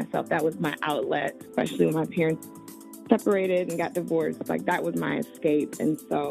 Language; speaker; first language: English; native; English